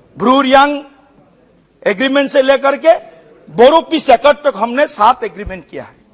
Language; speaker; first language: Hindi; non-native, local second language; Assamese